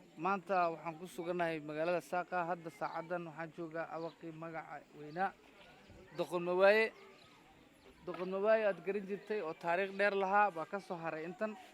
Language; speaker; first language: Somali; native; Somali